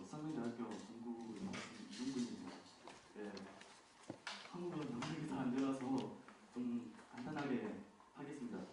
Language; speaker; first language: Korean; non-native, learner; Chinese